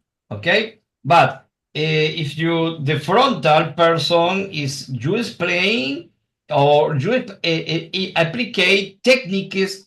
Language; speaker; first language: English; non-native, learner; Spanish